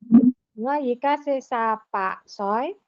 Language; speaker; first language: Cantonese; non-native, learner; Indonesian